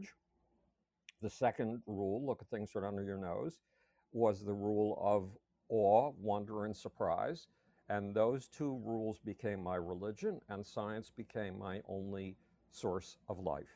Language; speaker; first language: English; native; English